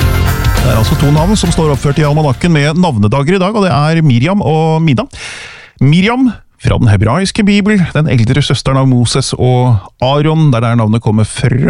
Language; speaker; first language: Norwegian; native; Norwegian